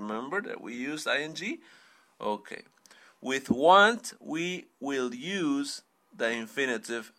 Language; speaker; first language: English; non-native, fluent; Spanish